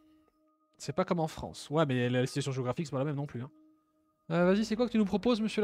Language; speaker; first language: French; native; French